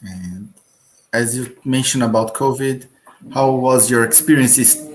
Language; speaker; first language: English; non-native, learner; Portuguese